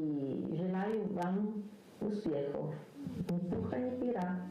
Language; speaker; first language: Russian; non-native, learner; Italian